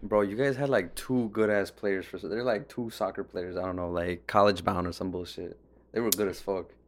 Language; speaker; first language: English; early bilingual, other home language; Spanish